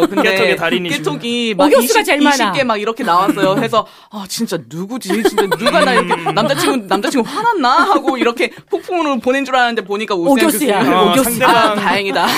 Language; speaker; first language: Korean; non-native, fluent; English